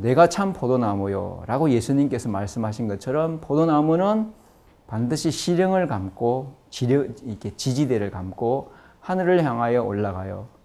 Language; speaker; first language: Korean; native; Korean